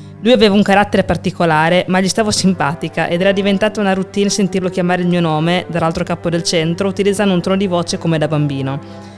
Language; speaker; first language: Italian; native; Italian